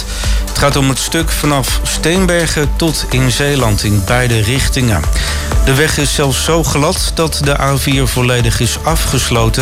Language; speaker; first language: Dutch; native; Dutch